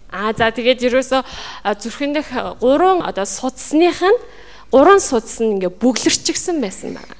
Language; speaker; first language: Mongolian; native; Mongolian